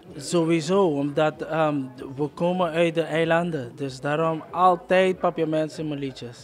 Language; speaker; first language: Dutch; non-native, local second language; Papiamento